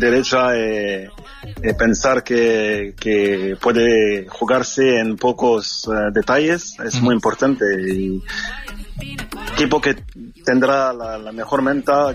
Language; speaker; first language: Spanish; non-native, fluent; French